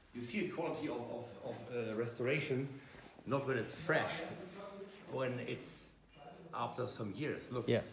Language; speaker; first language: English; non-native, fluent; German